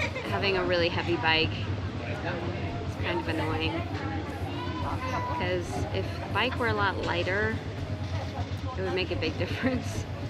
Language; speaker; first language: English; native; English